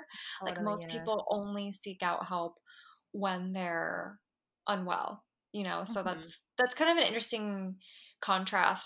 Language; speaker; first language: English; native; English